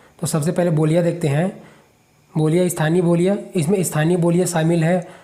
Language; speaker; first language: Hindi; native; Hindi